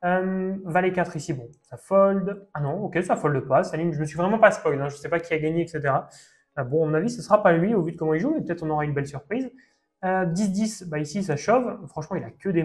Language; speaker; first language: French; native; French